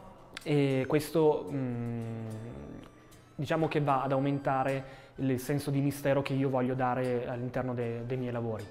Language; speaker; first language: Italian; native; Italian